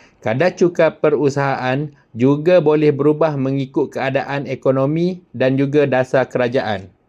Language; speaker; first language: Malay; native; Malay